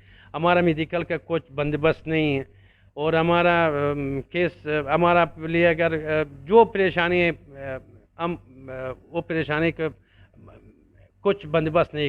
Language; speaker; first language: Hindi; non-native, learner; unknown